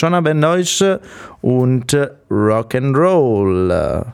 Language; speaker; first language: German; non-native, fluent; Italian